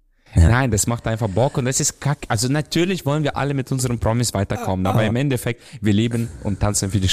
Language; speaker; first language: German; non-native, fluent; Romanian